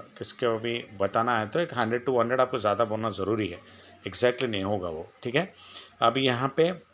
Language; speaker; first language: Hindi; non-native, local second language; Telugu